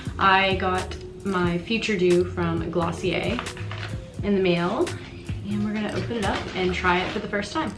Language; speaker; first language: English; native; English